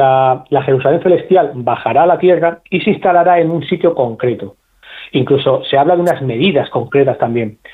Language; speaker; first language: Spanish; native; Spanish